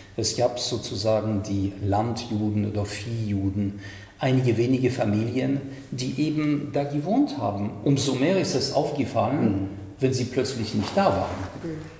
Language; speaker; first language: German; non-native, fluent; French